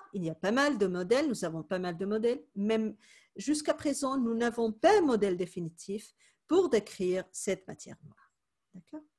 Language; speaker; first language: French; non-native, fluent; Spanish